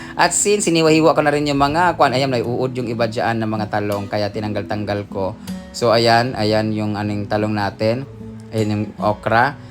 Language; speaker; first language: Filipino; non-native, local second language; Cebuano